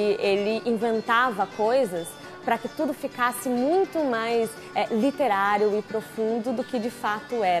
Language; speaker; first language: Portuguese; native; Portuguese